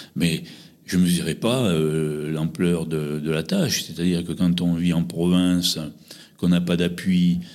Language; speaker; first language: French; native; French